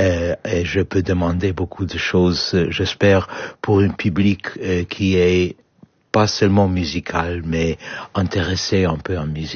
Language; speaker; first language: French; non-native, fluent; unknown